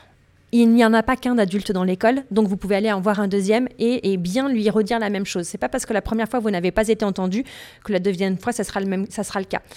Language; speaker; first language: French; native; French